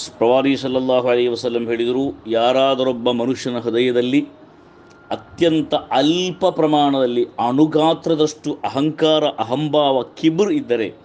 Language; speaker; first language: Kannada; non-native, local second language; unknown